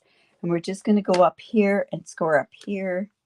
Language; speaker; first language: English; native; English